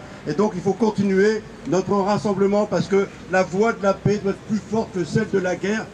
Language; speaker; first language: French; native; French